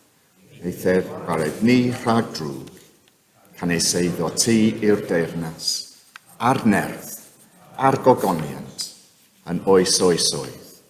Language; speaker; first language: Welsh; non-native, fluent; English